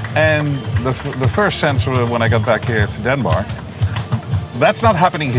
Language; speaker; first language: English; non-native, fluent; Dutch